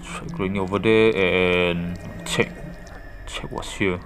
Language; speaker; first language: English; non-native, fluent; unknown